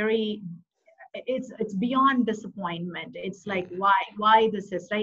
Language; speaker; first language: English; non-native, local second language; Tamil